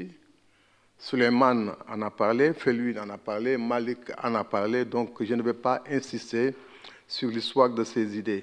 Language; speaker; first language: French; non-native, local second language; Wolof